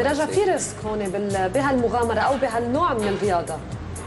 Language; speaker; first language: Arabic; native; Arabic